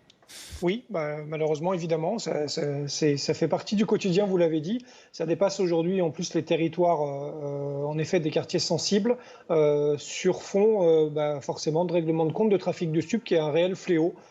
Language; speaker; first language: French; native; French